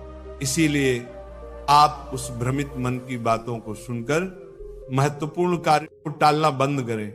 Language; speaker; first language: Hindi; native; Hindi